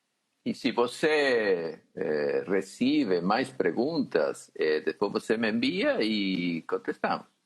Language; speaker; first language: Portuguese; non-native, fluent; Spanish